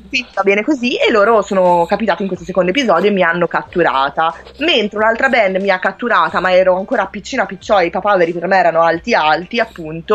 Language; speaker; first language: Italian; native; Italian